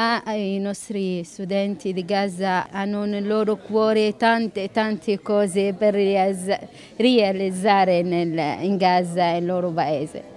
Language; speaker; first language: Italian; non-native, fluent; Arabic